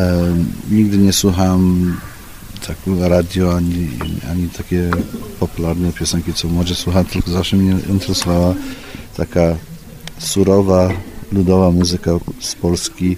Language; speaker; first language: Polish; early bilingual, heritage; Polish